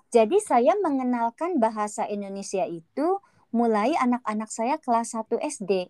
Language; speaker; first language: Indonesian; native; Indonesian